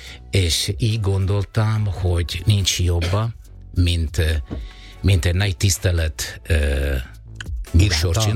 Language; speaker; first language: Hungarian; non-native, fluent; Italian